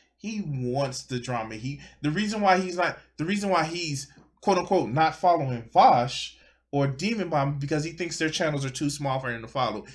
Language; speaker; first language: English; native; English